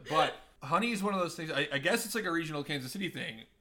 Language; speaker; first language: English; native; English